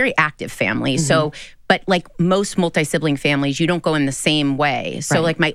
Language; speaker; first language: English; native; English